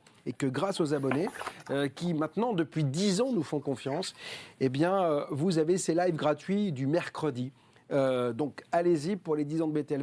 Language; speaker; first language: French; native; French